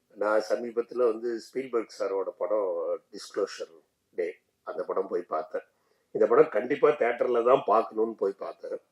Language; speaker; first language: Tamil; native; Tamil